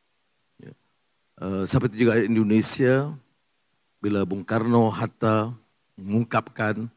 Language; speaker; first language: Malay; native; Malay